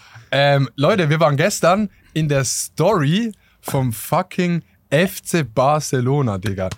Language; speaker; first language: German; native; German